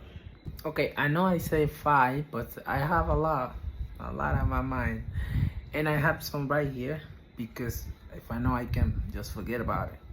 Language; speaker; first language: English; non-native, fluent; Spanish